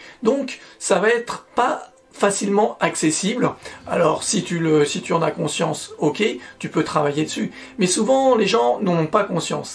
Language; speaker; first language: French; native; French